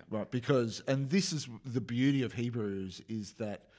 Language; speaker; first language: English; native; English